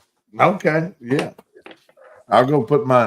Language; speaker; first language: English; native; English